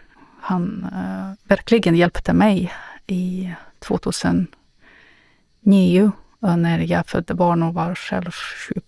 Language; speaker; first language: Swedish; non-native, fluent; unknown